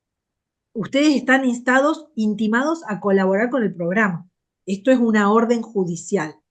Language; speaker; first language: Spanish; native; Spanish